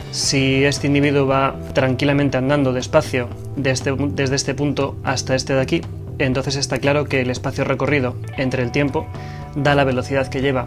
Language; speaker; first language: Spanish; native; Spanish